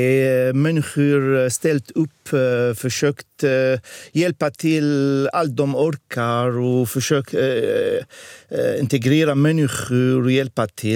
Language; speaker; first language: Swedish; non-native, fluent; Arabic